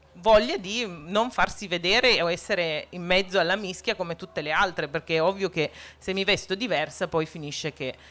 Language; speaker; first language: Italian; non-native, fluent; Arabic